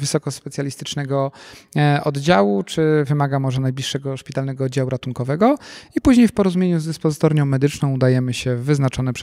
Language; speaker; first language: Polish; native; Polish